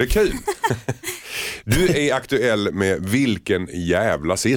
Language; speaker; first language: Swedish; native; Swedish